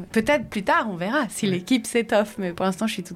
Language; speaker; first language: French; native; French